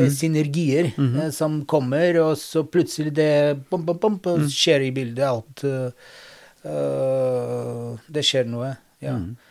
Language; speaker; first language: Norwegian; non-native, fluent; Bulgarian